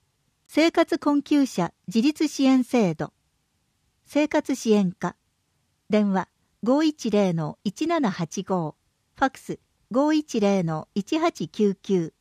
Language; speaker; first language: Japanese; native; Japanese